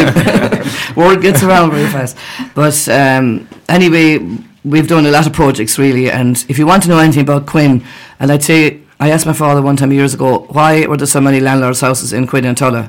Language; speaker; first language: English; native; English